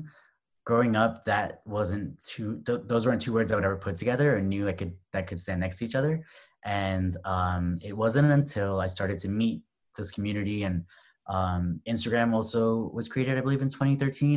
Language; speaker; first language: English; native; English